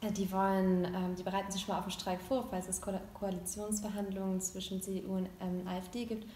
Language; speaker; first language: German; native; German